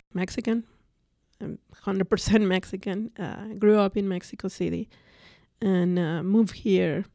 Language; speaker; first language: English; non-native, fluent; Spanish